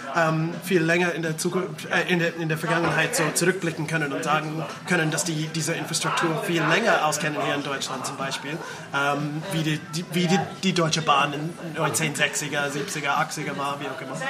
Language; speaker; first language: German; non-native, fluent; English